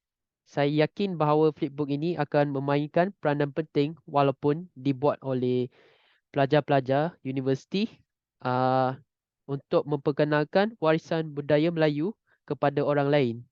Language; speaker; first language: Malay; non-native, local second language; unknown